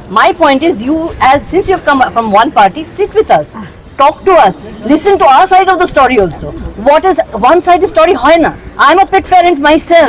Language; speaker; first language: English; non-native, local second language; Bangla